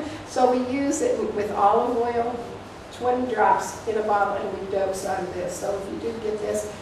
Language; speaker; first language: English; native; English